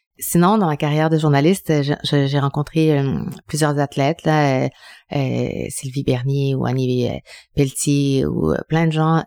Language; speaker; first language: French; early bilingual, other home language; Spanish